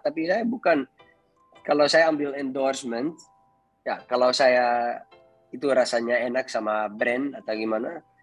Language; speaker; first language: Indonesian; non-native, fluent; Dutch